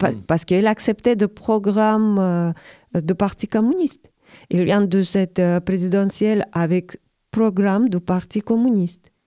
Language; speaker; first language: French; non-native, learner; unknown